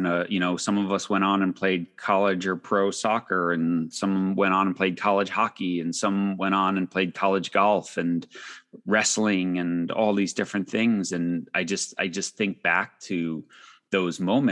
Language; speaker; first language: English; native; English